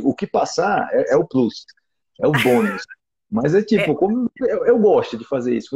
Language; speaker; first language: Portuguese; native; Portuguese